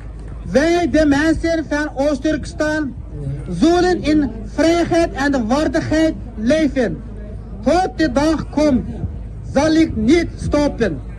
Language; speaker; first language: Dutch; non-native, fluent; Uyghur